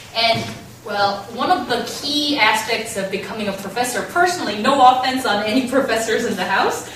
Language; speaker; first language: English; non-native, fluent; Korean